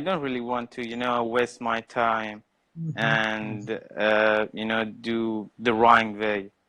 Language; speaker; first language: English; non-native, learner; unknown